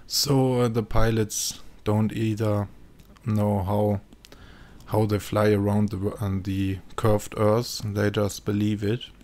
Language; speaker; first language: English; non-native, fluent; German